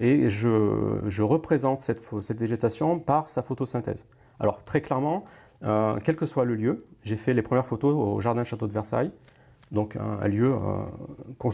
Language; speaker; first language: French; native; French